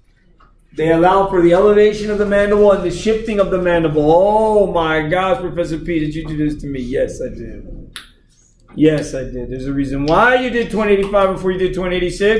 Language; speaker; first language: English; native; English